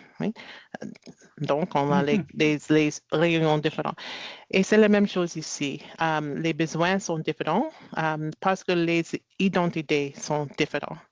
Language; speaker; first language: French; non-native, learner; English